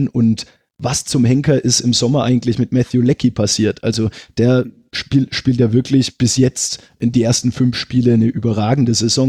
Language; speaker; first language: German; native; German